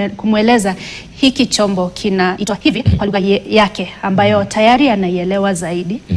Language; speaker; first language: Swahili; non-native, local second language; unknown